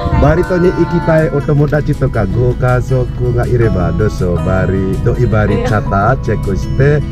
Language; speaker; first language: Japanese; non-native, fluent; Balinese